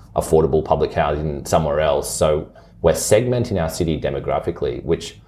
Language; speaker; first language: English; native; English